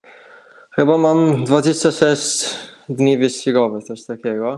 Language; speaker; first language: Polish; non-native, fluent; Italian